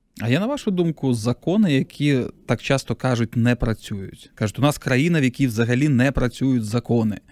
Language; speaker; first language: Ukrainian; native; Ukrainian